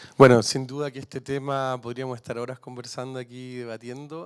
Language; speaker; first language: Spanish; native; Spanish